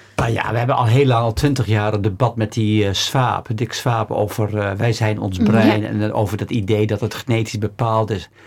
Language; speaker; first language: Dutch; native; Dutch